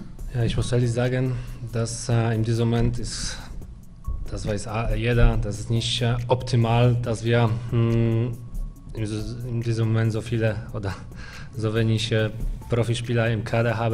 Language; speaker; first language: German; non-native, fluent; Polish